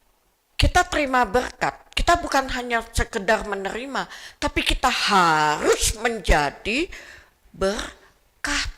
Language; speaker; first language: Indonesian; native; Indonesian